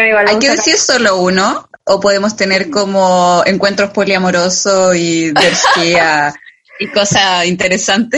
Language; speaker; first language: Spanish; native; Spanish